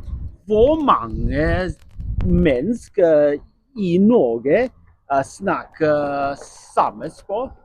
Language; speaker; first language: Norwegian; non-native, learner; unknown